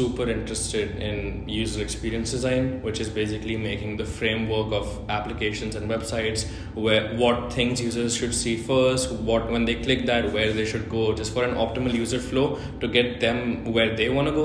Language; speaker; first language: English; non-native, local second language; Hindi